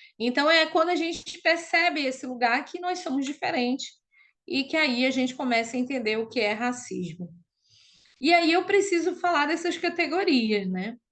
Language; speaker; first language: Portuguese; non-native, local second language; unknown